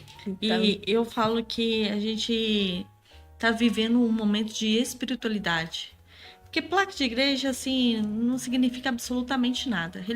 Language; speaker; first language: Portuguese; native; Portuguese